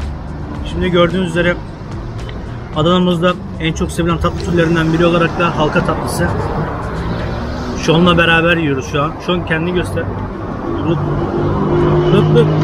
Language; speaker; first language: Turkish; native; Turkish